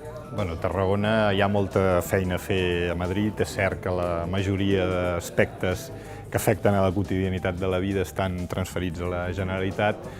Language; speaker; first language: Catalan; native; Catalan